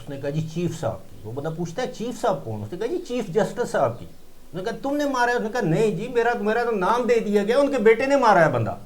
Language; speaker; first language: Urdu; non-native, local second language; Northern Hindko